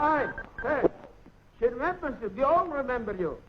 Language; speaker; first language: English; non-native, fluent; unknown